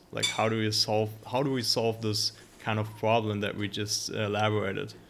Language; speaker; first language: English; non-native, fluent; German